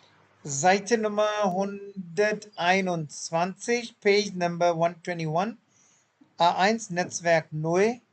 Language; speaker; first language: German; non-native, fluent; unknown